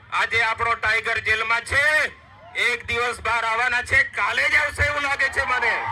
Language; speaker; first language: Gujarati; non-native, local second language; Vasavi